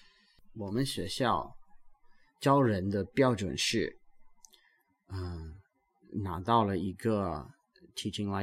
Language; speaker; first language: Chinese; non-native, learner; English